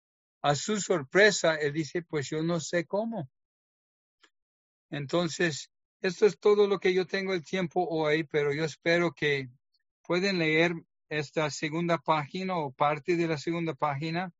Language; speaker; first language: Spanish; non-native, fluent; English